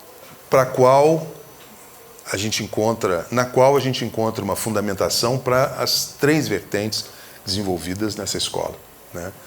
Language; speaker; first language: Portuguese; native; Portuguese